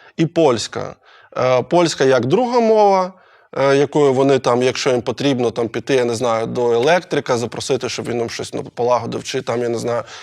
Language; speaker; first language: Ukrainian; non-native, local second language; Russian